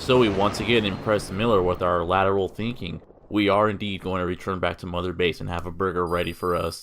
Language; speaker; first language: English; native; English